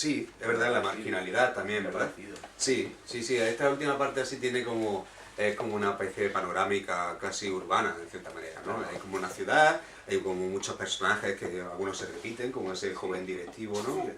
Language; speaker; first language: Spanish; native; Spanish